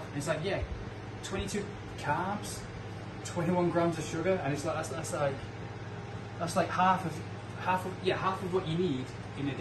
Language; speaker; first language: English; native; English